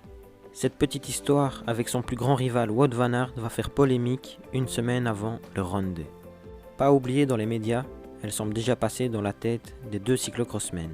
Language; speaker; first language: French; native; French